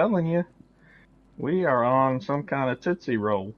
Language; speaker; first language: English; native; English